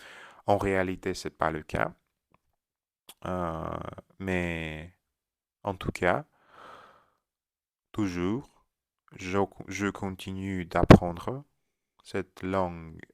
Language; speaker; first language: French; non-native, learner; Russian